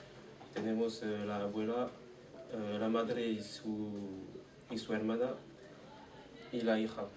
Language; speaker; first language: Spanish; non-native, learner; French